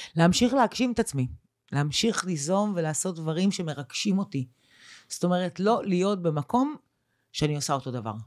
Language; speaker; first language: Hebrew; native; Hebrew